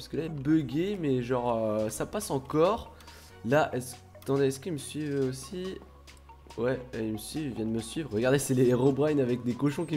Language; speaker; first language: French; native; French